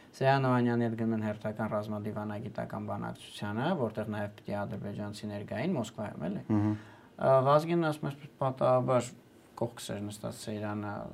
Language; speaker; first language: Armenian; native; Armenian